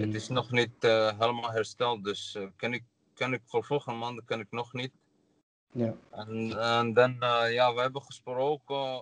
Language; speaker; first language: Dutch; non-native, learner; Arabic